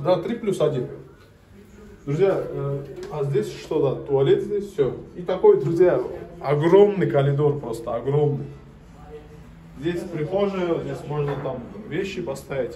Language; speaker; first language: Russian; non-native, fluent; Turkish